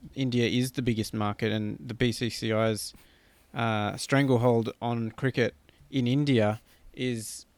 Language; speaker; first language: English; native; English